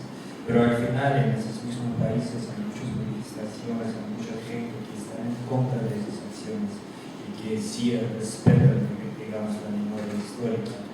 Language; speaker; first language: Spanish; non-native, fluent; Russian